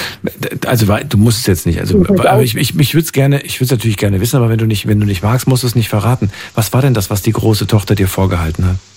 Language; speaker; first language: German; native; German